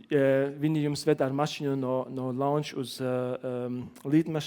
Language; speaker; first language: Latvian; non-native, learner; German